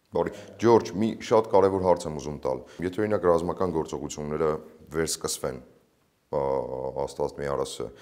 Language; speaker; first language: Armenian; native; Armenian